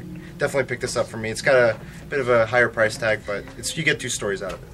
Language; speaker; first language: English; native; English